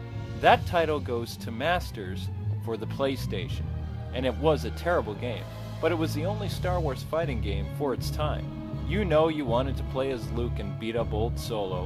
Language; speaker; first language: English; native; English